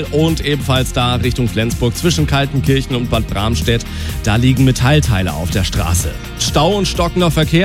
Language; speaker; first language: German; native; German